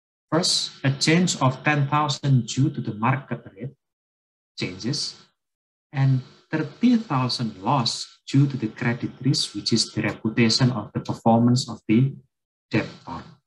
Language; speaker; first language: English; non-native, fluent; Indonesian